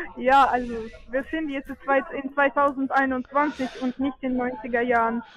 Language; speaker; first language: German; non-native, fluent; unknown